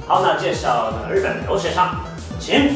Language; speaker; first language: Chinese; non-native, fluent; Japanese